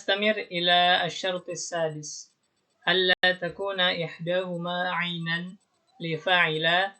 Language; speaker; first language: Arabic; non-native, learner; Indonesian